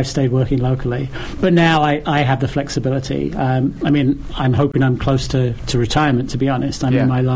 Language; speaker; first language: English; native; English